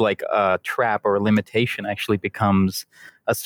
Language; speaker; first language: English; non-native, fluent; Dutch